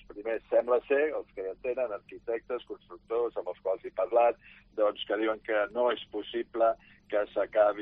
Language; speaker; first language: Catalan; native; Catalan